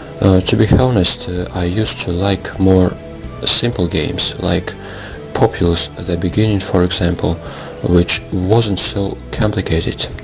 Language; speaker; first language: English; non-native, fluent; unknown